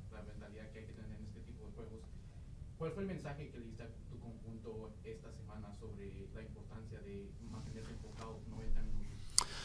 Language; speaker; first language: Spanish; native; Spanish